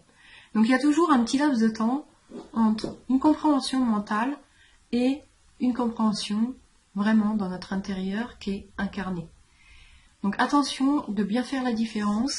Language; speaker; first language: French; native; French